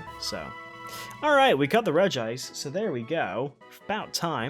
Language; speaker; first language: English; native; English